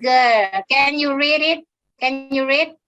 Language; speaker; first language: English; non-native, fluent; Indonesian